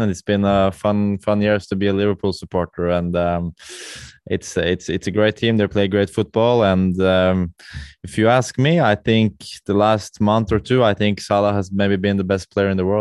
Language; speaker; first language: English; non-native, fluent; Norwegian